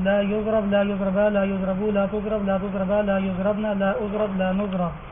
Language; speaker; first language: Arabic; non-native, learner; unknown